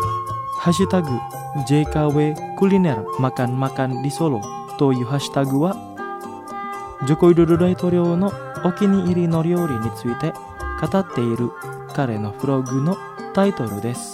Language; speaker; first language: Japanese; non-native, fluent; Indonesian